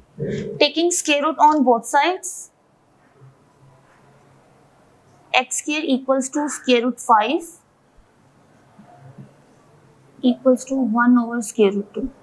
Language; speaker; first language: English; non-native, local second language; Urdu